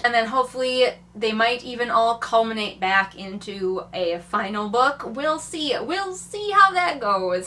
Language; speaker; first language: English; native; English